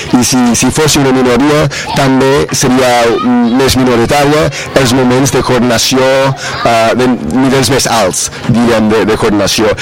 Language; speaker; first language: Catalan; non-native, fluent; English